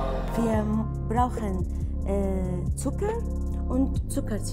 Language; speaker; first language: German; non-native, learner; Arabic